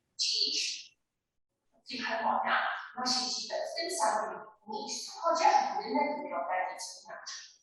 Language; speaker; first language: Polish; native; Polish